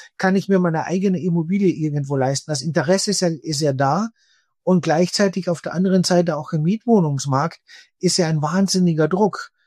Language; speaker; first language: German; native; German